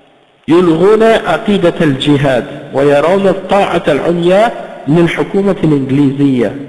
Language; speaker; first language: Arabic; non-native, fluent; French